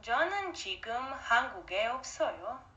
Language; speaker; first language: Korean; non-native, learner; Romanian